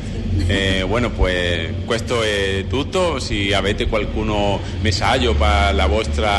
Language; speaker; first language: Italian; non-native, learner; Spanish